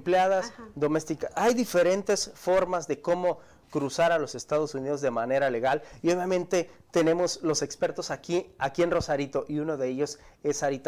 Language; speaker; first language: Spanish; native; Spanish